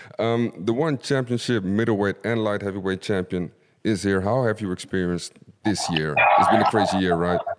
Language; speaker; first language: English; non-native, fluent; Dutch